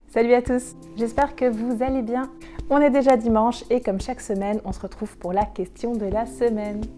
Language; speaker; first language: French; native; French